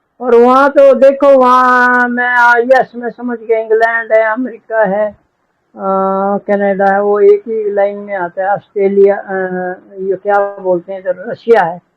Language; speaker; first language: Hindi; native; Hindi